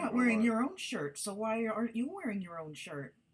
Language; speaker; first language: English; native; English